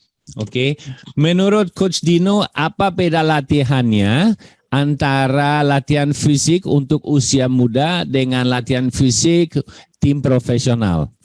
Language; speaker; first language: Indonesian; non-native, learner; German